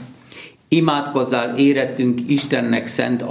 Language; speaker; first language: Hungarian; native; Hungarian